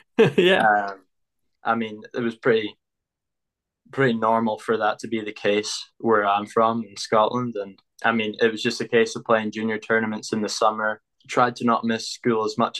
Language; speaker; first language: English; native; English